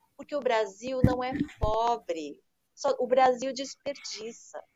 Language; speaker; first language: Portuguese; native; Portuguese